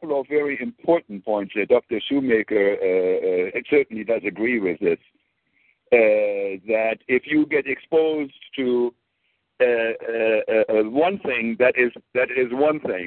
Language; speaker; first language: English; non-native, fluent; German